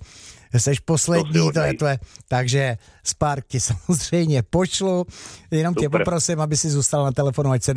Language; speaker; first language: Czech; native; Czech